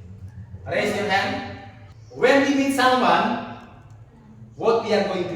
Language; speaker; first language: English; non-native, learner; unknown